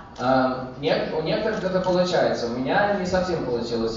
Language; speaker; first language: Russian; early bilingual, heritage; Russian